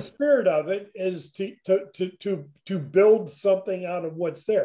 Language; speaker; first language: English; native; English